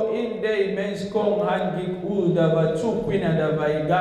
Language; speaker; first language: Danish; non-native, fluent; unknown